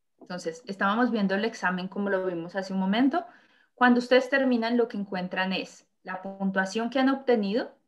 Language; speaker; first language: Spanish; native; Spanish